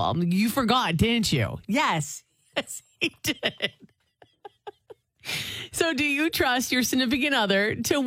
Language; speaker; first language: English; native; English